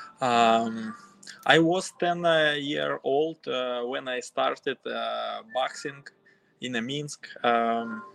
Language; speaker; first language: English; non-native, learner; Russian